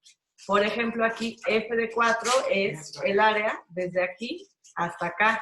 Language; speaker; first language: Spanish; native; Spanish